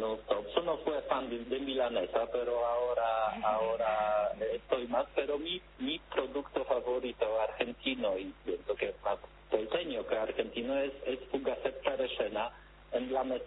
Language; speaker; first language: Spanish; non-native, fluent; Polish